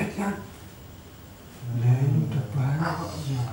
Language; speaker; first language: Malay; non-native, local second language; Javanese